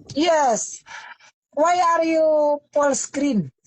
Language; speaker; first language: English; non-native, learner; Filipino